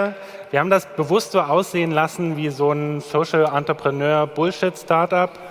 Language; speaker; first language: German; native; German